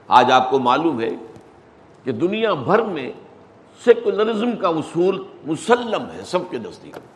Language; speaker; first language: Urdu; native; Urdu